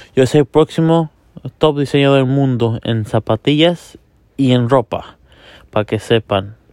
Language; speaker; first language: Spanish; early bilingual, heritage; Spanish